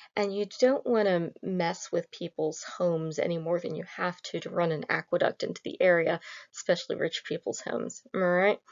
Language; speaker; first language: English; native; English